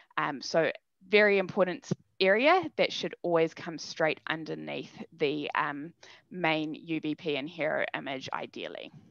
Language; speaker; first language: English; native; English